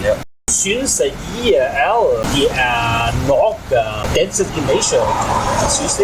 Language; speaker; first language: Danish; non-native, learner; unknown